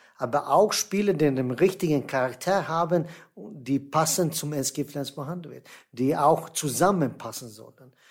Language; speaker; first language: German; non-native, fluent; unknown